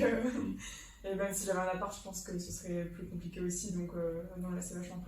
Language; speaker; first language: French; native; French